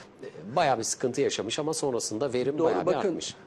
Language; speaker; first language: Turkish; native; Turkish